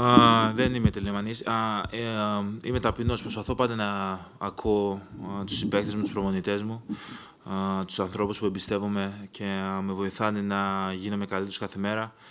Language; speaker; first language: Greek; early bilingual, other home language; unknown